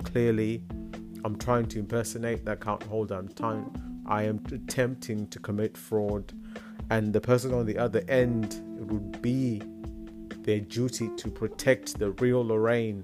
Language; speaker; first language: English; non-native, local second language; Shona